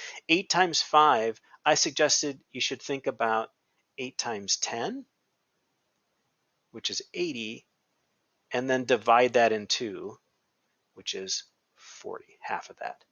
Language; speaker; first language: English; native; English